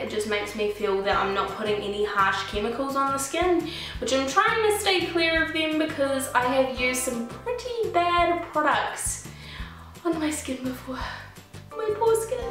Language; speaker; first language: English; native; English